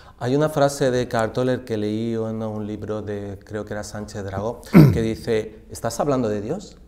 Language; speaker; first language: Spanish; native; Spanish